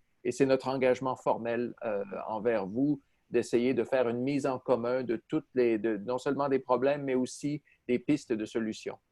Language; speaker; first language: French; native; French